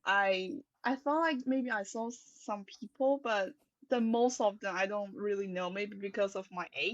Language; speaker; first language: English; non-native, fluent; Chinese